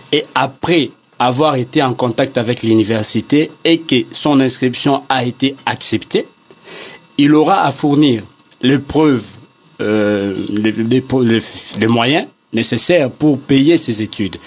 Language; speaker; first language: French; non-native, local second language; Lingala